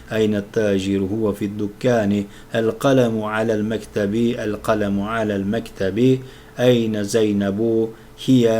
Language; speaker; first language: Arabic; non-native, fluent; Turkish